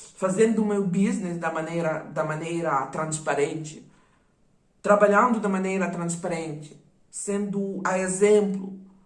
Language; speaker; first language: Portuguese; non-native, fluent; Russian